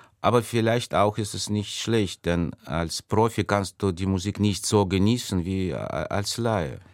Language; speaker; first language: German; non-native, fluent; Russian